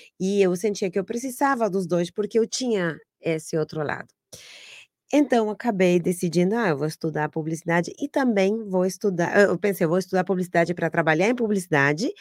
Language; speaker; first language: Portuguese; non-native, fluent; Spanish